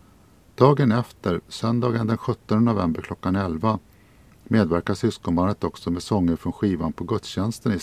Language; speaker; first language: Swedish; native; Swedish